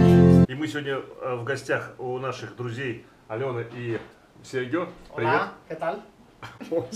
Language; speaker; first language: Russian; native; Russian